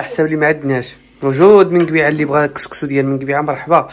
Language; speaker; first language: Arabic; native; Arabic